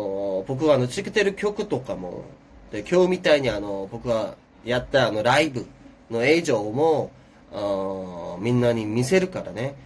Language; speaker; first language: Japanese; non-native, fluent; Korean